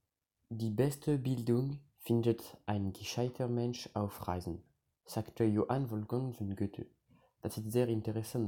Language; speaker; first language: German; non-native, learner; French